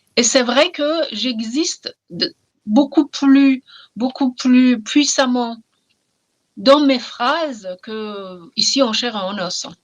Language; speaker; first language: French; non-native, fluent; Persian